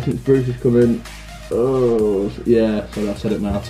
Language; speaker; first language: English; native; English